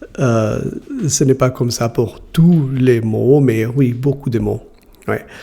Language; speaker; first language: French; non-native, learner; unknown